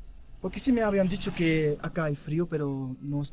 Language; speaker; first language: Spanish; non-native, fluent; German